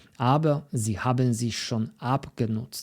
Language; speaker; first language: German; non-native, fluent; Polish